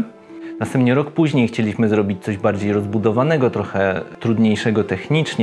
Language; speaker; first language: Polish; native; Polish